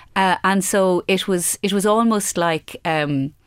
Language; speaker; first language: English; native; English